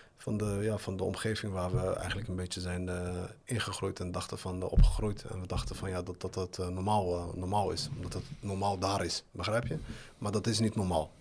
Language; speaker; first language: Dutch; early bilingual, other home language; Arabic